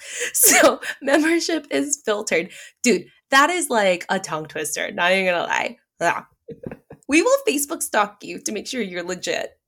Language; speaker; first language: English; early bilingual, other home language; Filipino